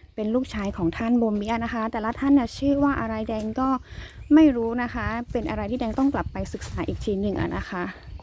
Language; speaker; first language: Thai; non-native, local second language; Karen languages